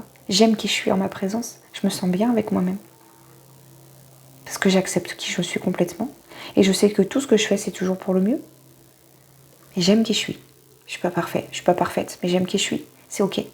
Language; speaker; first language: French; native; French